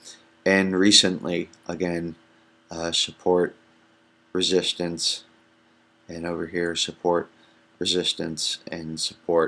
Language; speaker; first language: English; native; English